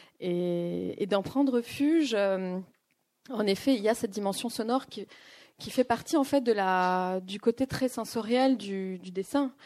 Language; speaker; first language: French; non-native, local second language; Arabic